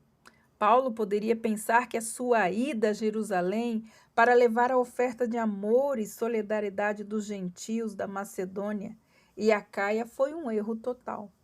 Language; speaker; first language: Portuguese; native; Portuguese